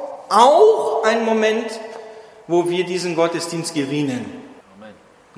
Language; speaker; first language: German; non-native, fluent; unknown